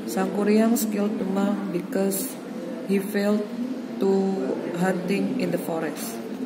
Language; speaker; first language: English; non-native, learner; Indonesian